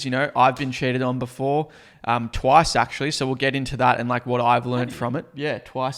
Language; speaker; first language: English; native; English